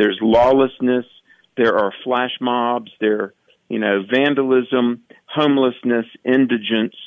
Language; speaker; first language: English; native; English